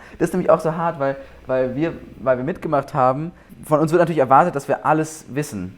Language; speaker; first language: German; native; German